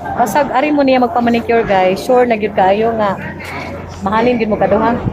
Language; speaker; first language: Cebuano; native; Cebuano